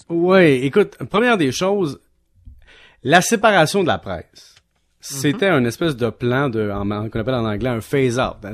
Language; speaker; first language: French; native; French